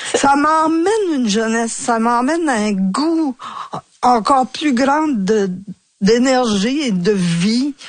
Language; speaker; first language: French; native; French